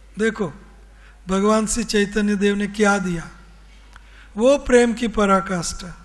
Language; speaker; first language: Hindi; non-native, local second language; Gujarati